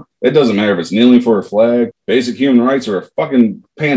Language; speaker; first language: English; native; English